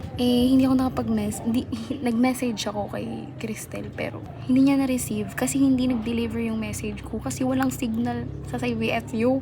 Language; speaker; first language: Filipino; native; Filipino